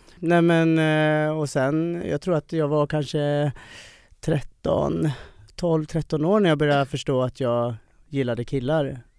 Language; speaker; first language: Swedish; early bilingual, other home language; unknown